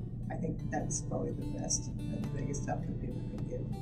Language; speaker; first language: English; native; English